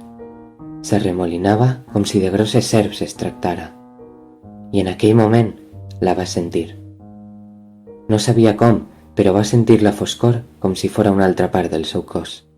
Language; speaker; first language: Catalan; native; Catalan